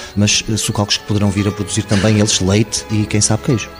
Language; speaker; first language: Portuguese; native; Portuguese